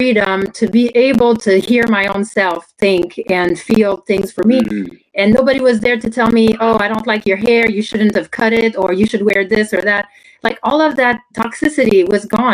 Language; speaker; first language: English; non-native, fluent; French